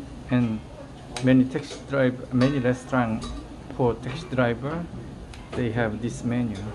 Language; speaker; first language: English; non-native, learner; Korean